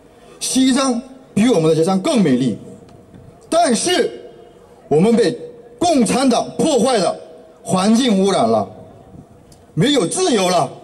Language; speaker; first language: Chinese; non-native, local second language; Korean